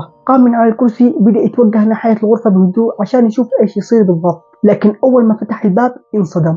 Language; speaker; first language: Arabic; native; Arabic